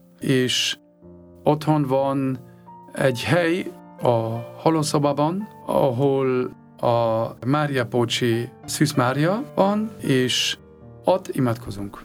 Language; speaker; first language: Hungarian; non-native, learner; German